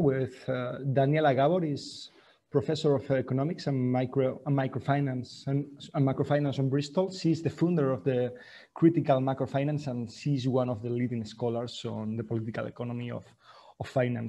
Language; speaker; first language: English; non-native, fluent; Spanish